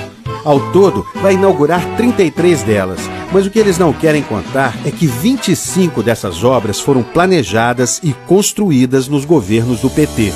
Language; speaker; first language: Portuguese; native; Portuguese